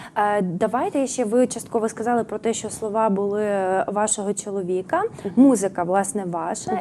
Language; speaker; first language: Ukrainian; native; Ukrainian